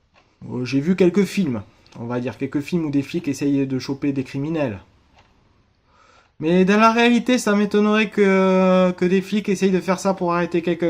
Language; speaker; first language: French; native; French